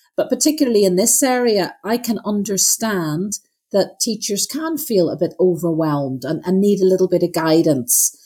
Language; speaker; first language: English; native; English